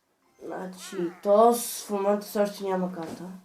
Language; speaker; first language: Bulgarian; native; Bulgarian